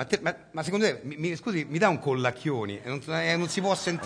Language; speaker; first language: Italian; native; Italian